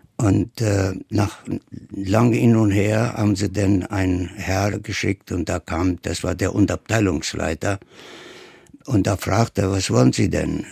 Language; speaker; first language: German; non-native, fluent; Italian